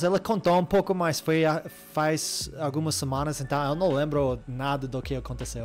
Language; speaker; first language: Portuguese; non-native, fluent; English